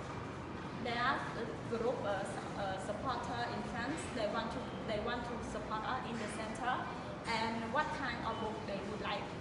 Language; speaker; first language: English; non-native, learner; Khmer